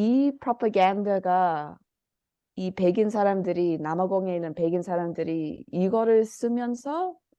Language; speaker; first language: Korean; early bilingual, heritage; Korean